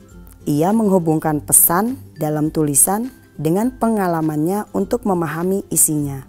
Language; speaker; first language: Indonesian; native; Indonesian